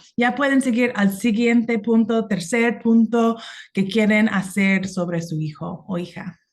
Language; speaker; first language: Spanish; non-native, fluent; English